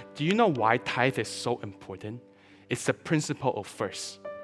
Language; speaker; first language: English; early bilingual, other home language; Chinese